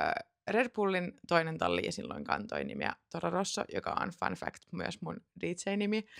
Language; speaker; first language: Finnish; native; Finnish